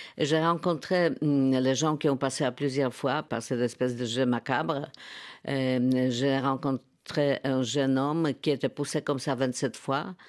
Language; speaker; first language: French; non-native, fluent; Polish